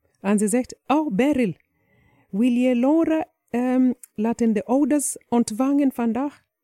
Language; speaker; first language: Dutch; non-native, fluent; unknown